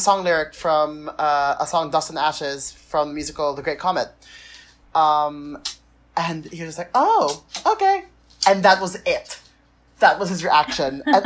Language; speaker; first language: English; non-native, local second language; Filipino